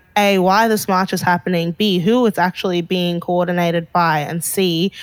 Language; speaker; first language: English; early bilingual, other home language; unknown